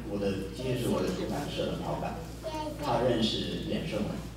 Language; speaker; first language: Chinese; non-native, fluent; English